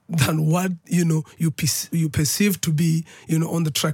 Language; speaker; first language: English; non-native, local second language; Northern Sotho